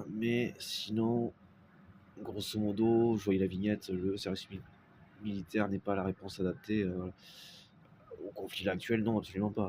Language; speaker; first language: French; native; French